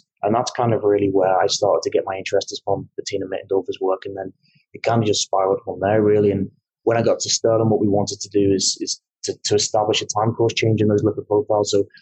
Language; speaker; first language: English; native; English